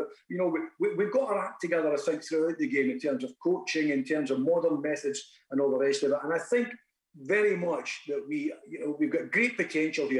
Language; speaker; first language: English; native; English